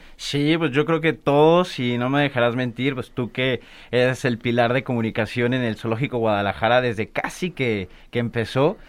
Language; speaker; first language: Spanish; native; Spanish